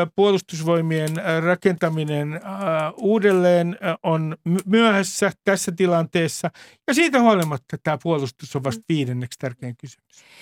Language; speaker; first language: Finnish; native; Finnish